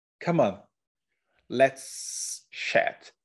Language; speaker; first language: English; non-native, learner; Portuguese